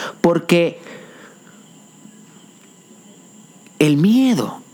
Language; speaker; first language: Spanish; native; Spanish